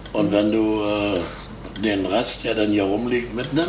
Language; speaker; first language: German; native; German